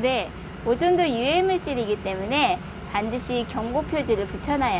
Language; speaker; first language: Korean; native; Korean